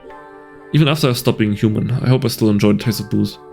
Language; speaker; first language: English; native; English